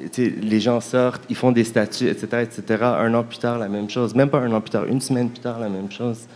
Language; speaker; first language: French; native; French